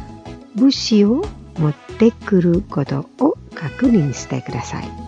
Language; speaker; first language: Japanese; non-native, fluent; Indonesian